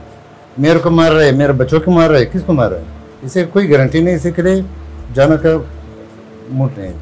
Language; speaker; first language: Hindi; non-native, fluent; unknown